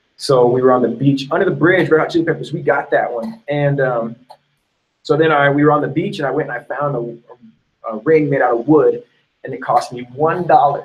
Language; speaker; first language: English; native; English